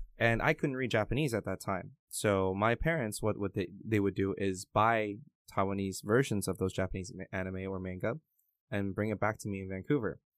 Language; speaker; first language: English; early bilingual, other home language; Chinese